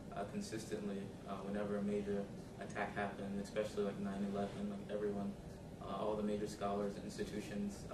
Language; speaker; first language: English; native; English